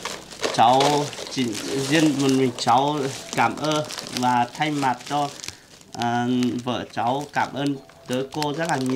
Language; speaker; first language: Vietnamese; non-native, local second language; Hmong